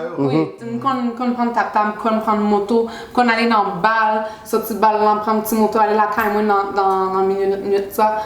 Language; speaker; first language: Haitian Creole; non-native, learner; French